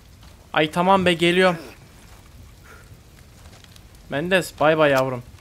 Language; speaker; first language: Turkish; native; Turkish